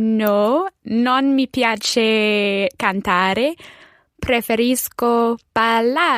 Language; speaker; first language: Italian; non-native, learner; English